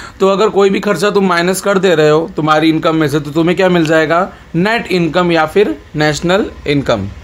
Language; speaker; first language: Hindi; non-native, local second language; Gujarati